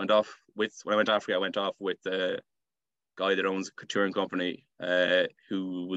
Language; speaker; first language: English; native; English